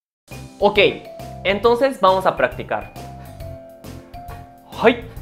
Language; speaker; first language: Spanish; non-native, fluent; Japanese